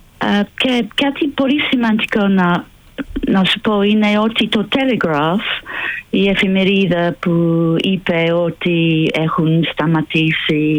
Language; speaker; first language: Greek; non-native, fluent; English